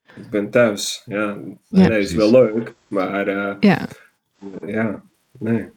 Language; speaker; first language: Dutch; non-native, fluent; Slovak